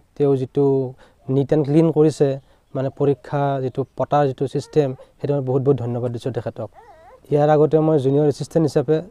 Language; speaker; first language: Assamese; native; Assamese